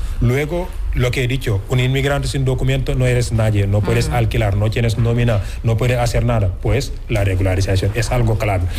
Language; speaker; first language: Spanish; non-native, fluent; Wolof